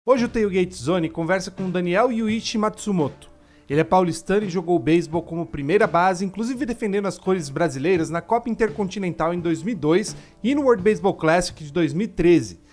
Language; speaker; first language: Portuguese; native; Portuguese